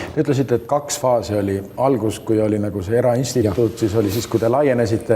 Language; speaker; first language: Estonian; native; Estonian